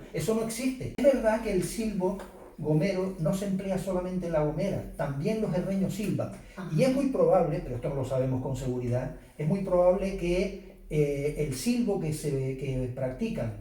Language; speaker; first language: Spanish; native; Spanish